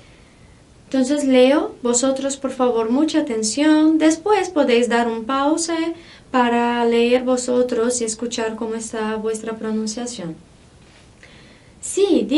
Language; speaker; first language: Spanish; non-native, fluent; Portuguese